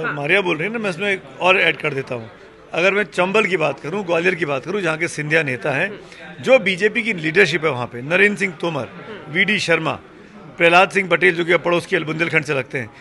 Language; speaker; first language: Hindi; native; Hindi